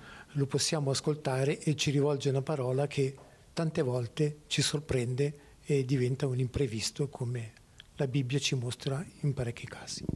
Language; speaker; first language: Italian; native; Italian